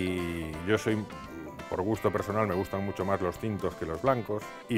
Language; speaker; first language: Spanish; native; Spanish